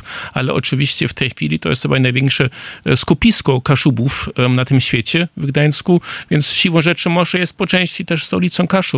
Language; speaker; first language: Polish; non-native, fluent; German